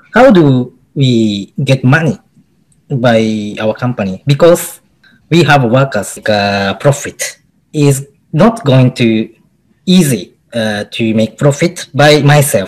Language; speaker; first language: English; non-native, learner; Japanese